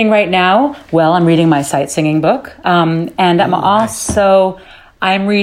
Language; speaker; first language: English; early bilingual, other home language; Dutch